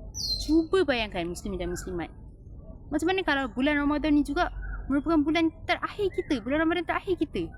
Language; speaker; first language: Malay; native; Malay